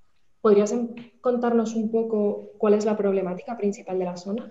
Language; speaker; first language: Spanish; native; Spanish